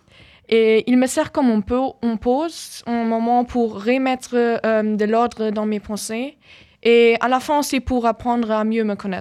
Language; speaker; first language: French; non-native, fluent; German